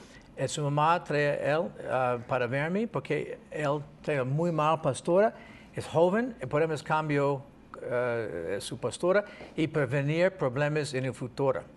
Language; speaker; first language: Spanish; non-native, learner; English